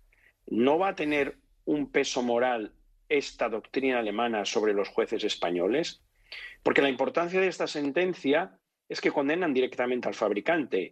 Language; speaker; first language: Spanish; native; Spanish